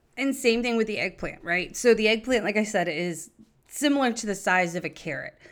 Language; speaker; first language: English; native; English